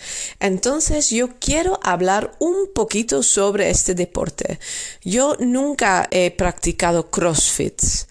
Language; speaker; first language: Spanish; non-native, fluent; Dutch